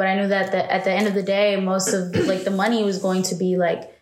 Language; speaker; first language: English; native; English